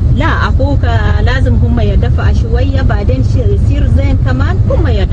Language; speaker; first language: Arabic; non-native, learner; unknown